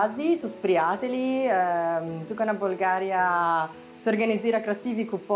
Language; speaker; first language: Bulgarian; non-native, learner; Italian